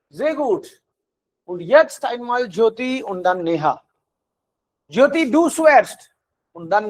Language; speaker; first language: German; non-native, fluent; Hindi